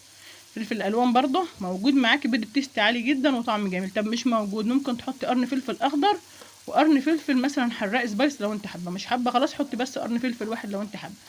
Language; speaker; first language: Arabic; native; Arabic